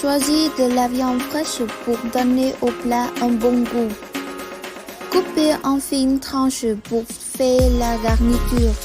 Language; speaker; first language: French; non-native, learner; Vietnamese